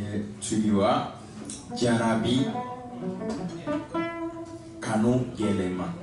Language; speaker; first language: Japanese; non-native, fluent; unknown